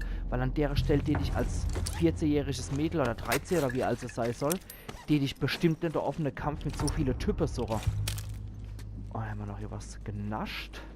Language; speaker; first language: German; native; German